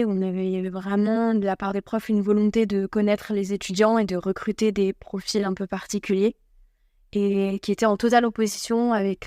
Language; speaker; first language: French; native; French